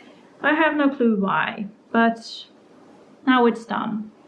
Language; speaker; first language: English; non-native, fluent; Norwegian